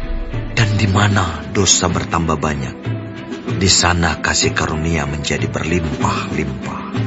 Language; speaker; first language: Indonesian; native; Indonesian